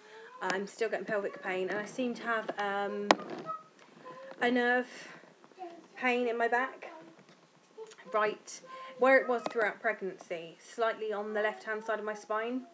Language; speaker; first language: English; native; English